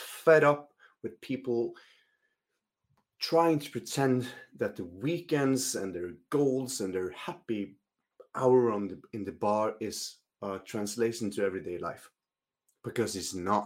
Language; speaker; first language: English; non-native, fluent; Norwegian